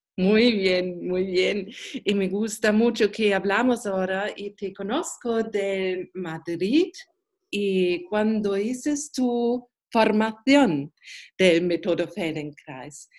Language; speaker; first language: Spanish; non-native, learner; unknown